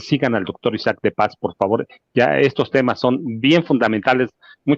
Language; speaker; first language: Spanish; native; Spanish